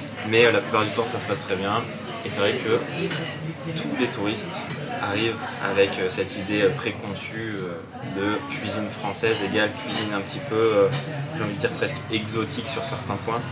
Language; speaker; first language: French; native; French